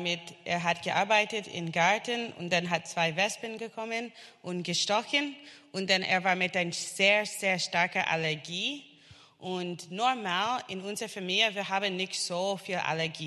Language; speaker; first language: German; non-native, learner; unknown